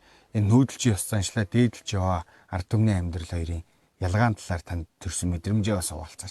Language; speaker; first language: Mongolian; native; Mongolian